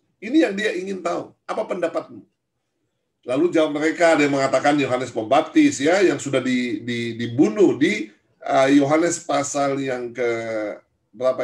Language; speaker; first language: Indonesian; native; Indonesian